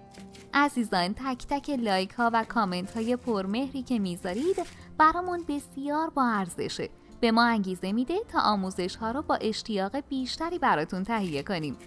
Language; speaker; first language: Persian; native; Persian